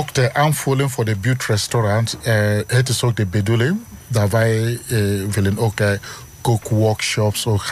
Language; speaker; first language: Dutch; non-native, learner; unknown